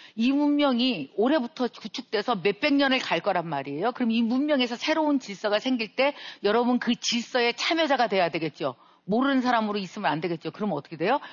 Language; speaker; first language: Korean; native; Korean